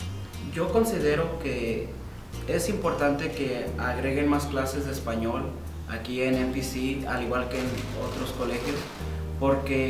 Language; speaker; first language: Spanish; early bilingual, heritage; Spanish